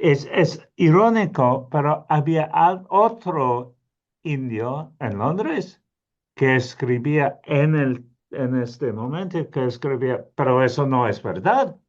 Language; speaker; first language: Spanish; non-native, fluent; English